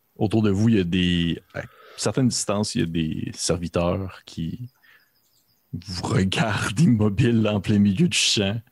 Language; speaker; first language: French; native; French